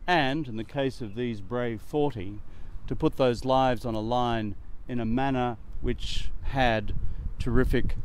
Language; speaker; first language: English; native; English